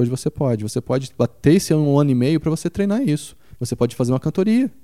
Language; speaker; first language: Portuguese; native; Portuguese